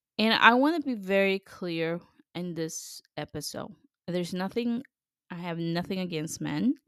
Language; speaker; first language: English; non-native, fluent; Spanish